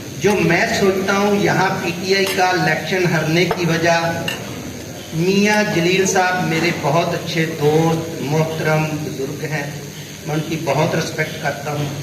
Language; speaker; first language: Urdu; non-native, local second language; Punjabi